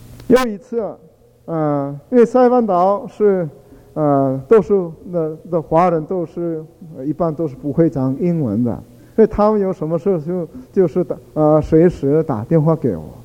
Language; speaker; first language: Chinese; non-native, fluent; Korean